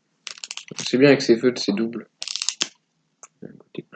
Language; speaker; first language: French; native; French